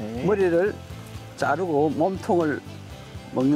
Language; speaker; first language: Korean; native; Korean